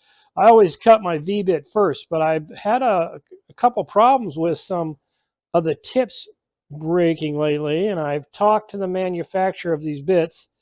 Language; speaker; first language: English; native; English